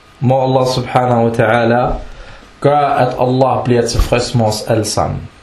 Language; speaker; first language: Danish; non-native, fluent; Arabic